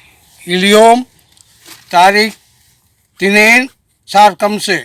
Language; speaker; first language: Arabic; non-native, learner; Tamil